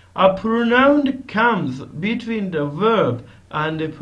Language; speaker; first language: English; non-native, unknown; Persian